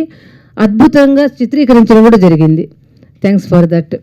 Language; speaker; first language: Telugu; native; Telugu